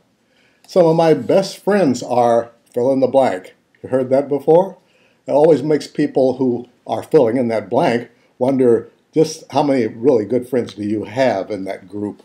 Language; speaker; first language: English; native; English